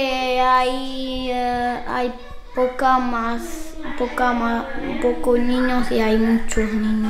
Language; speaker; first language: Spanish; early bilingual, heritage; Spanish